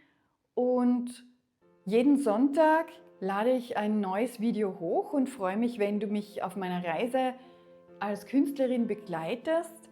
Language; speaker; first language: German; native; German